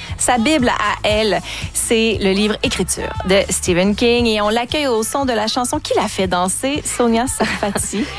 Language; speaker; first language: French; native; French